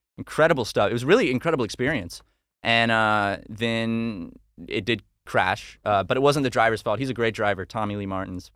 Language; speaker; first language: English; native; English